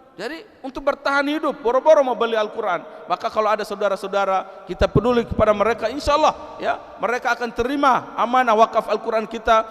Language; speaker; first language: Indonesian; non-native, local second language; Tetum